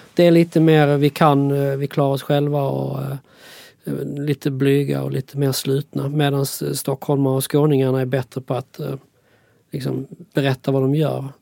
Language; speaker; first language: Swedish; native; Swedish